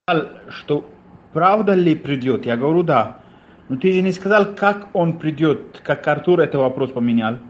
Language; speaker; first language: Russian; non-native, fluent; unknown